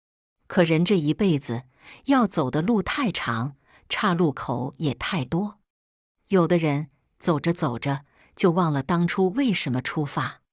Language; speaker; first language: Chinese; native; Chinese